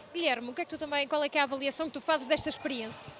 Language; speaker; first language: Portuguese; native; Portuguese